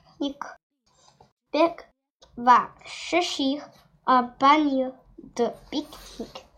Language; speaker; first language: French; non-native, learner; Chinese